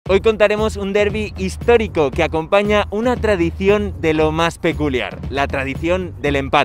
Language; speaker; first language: Spanish; native; Spanish